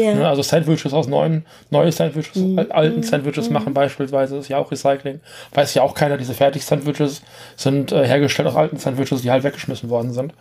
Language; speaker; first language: German; native; German